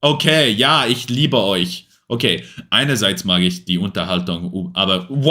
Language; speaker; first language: German; non-native, learner; English